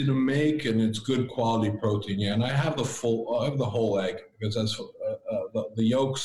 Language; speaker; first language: English; early bilingual, other home language; Latvian